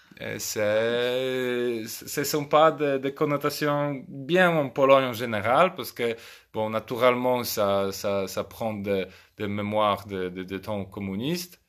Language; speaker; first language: French; non-native, fluent; Polish